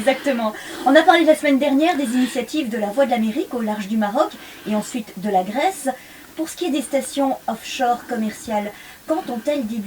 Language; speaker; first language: French; native; French